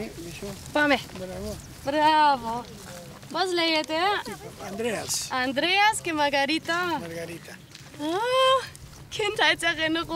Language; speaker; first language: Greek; non-native, fluent; German